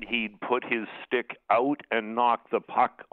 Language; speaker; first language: English; native; English